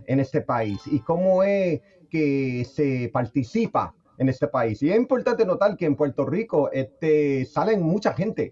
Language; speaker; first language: Spanish; early bilingual, heritage; Spanish